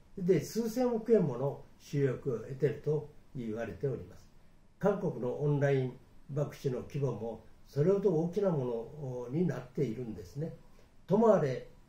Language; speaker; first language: Japanese; native; Japanese